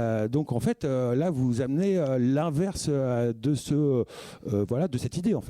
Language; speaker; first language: French; native; French